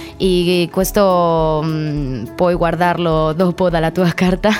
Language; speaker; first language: Italian; non-native, learner; Spanish